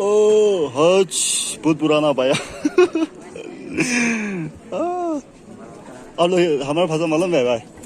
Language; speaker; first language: Hindi; non-native, local second language; Tangkhul Naga (India)